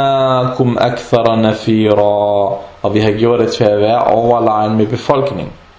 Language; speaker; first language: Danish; non-native, fluent; Arabic